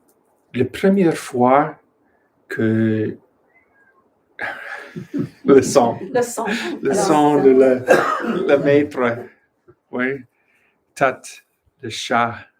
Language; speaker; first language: French; non-native, learner; English